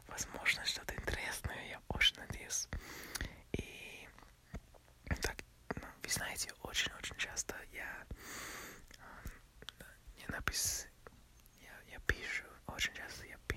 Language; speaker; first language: Russian; non-native, learner; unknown